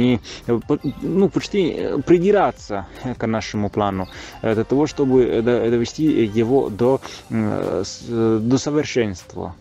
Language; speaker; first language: Russian; non-native, fluent; Italian